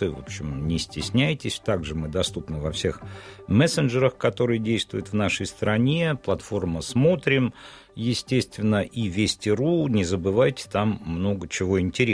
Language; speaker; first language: Russian; native; Russian